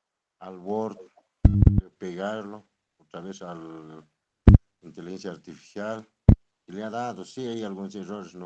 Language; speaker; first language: Spanish; non-native, local second language; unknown